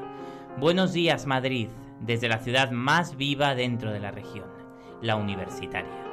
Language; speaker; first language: Spanish; native; Spanish